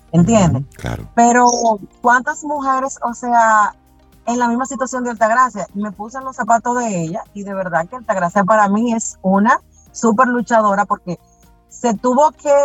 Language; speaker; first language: Spanish; native; Spanish